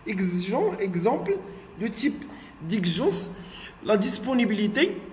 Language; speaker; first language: French; non-native, local second language; Arabic